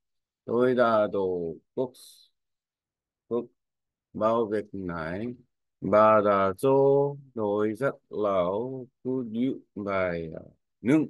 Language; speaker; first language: Vietnamese; non-native, learner; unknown